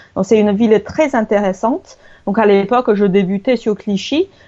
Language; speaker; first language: French; non-native, fluent; Chinese